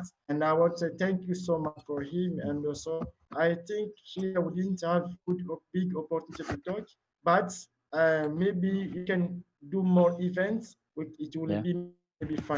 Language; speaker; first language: English; non-native, learner; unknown